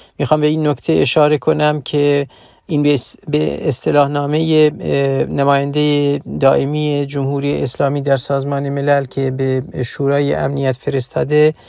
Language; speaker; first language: Persian; non-native, local second language; Central Kurdish